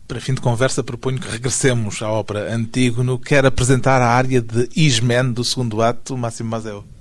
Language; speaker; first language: Portuguese; native; Portuguese